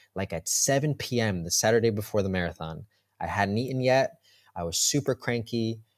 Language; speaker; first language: English; early bilingual, heritage; Spanish